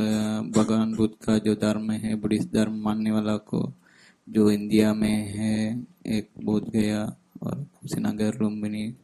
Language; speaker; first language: Hindi; non-native, fluent; Sinhala